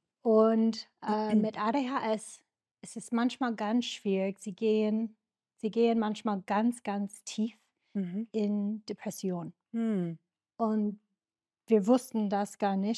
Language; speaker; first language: German; non-native, learner; English